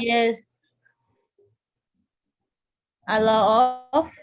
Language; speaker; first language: English; non-native, learner; Spanish